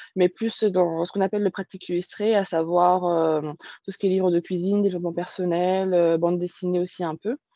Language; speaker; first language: French; native; French